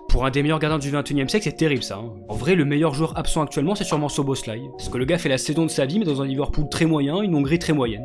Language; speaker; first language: French; native; French